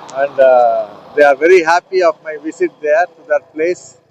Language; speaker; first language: English; non-native, local second language; Tamil